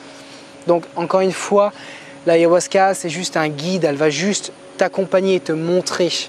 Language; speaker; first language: French; native; French